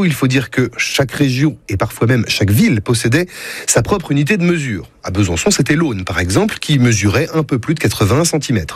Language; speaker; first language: French; native; French